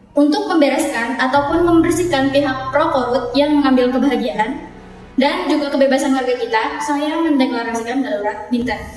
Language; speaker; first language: Indonesian; native; Indonesian